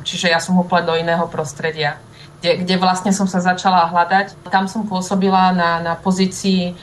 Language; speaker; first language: Slovak; native; Slovak